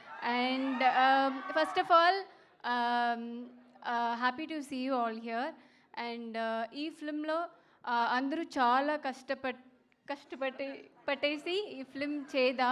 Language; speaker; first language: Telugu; non-native, learner; Tamil